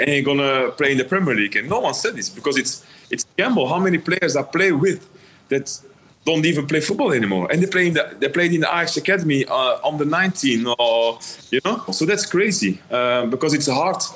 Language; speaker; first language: English; non-native, fluent; Dutch